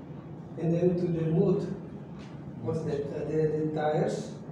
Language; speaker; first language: English; non-native, learner; Indonesian